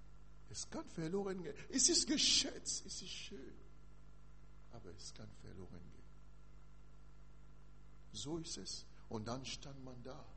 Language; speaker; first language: German; non-native, learner; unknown